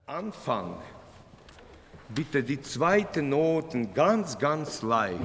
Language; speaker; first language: German; non-native, learner; Latvian